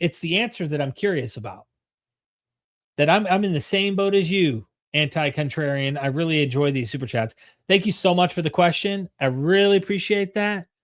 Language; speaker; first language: English; native; English